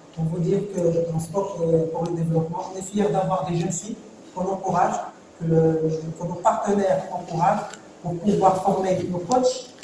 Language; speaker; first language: French; non-native, local second language; Arabic